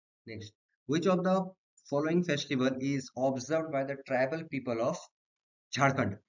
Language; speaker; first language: English; non-native, local second language; Bangla